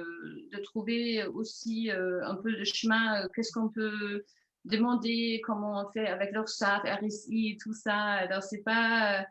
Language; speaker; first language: French; non-native, fluent; German